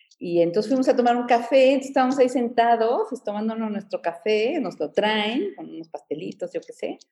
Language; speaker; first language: Spanish; early bilingual, heritage; Spanish